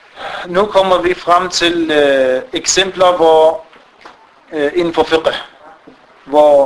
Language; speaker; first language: Danish; non-native, fluent; Arabic